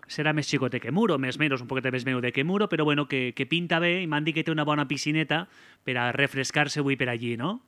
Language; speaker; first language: Catalan; native; Catalan